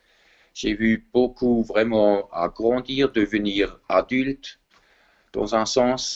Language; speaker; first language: French; non-native, fluent; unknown